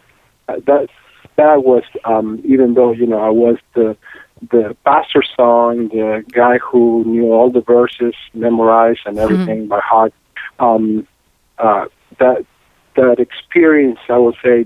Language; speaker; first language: English; non-native, fluent; Spanish